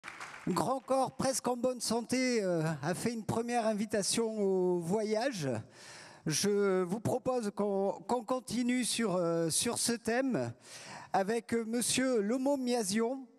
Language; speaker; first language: French; native; French